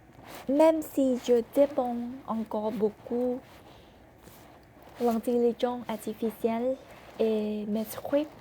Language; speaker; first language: French; non-native, learner; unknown